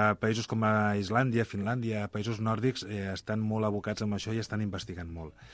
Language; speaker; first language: Catalan; non-native, local second language; Spanish